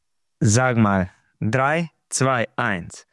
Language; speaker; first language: German; non-native, learner; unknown